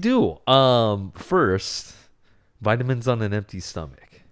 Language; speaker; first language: English; native; English